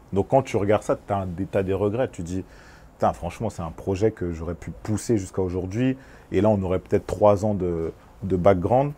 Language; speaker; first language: French; early bilingual, other home language; Lingala